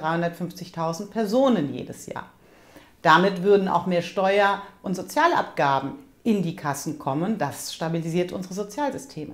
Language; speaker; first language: German; native; German